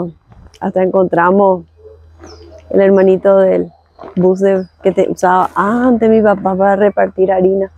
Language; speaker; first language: Spanish; native; Spanish